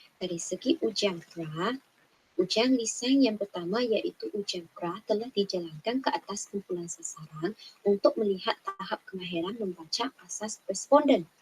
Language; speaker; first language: Malay; non-native, local second language; Chinese